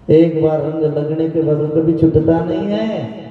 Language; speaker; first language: Hindi; non-native, local second language; Marathi